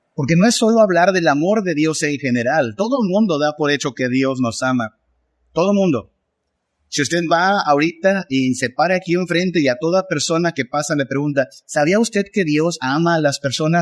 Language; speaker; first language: Spanish; native; Spanish